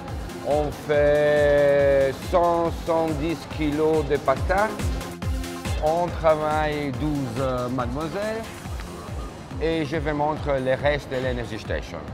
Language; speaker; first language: French; non-native, learner; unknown